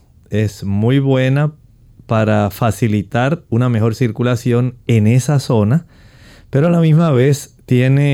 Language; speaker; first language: Spanish; native; Spanish